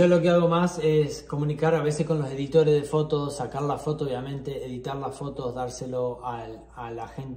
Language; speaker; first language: Spanish; native; Spanish